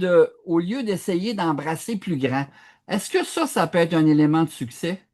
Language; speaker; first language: French; native; French